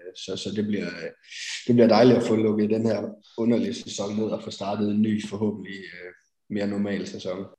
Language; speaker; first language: Danish; native; Danish